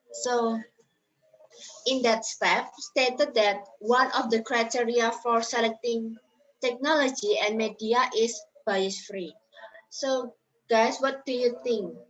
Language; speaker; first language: English; non-native, learner; Indonesian